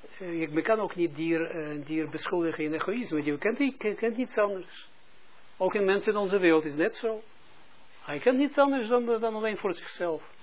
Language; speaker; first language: Dutch; non-native, fluent; Russian